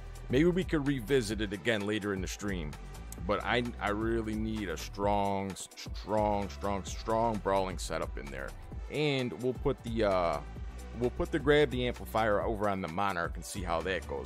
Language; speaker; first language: English; native; English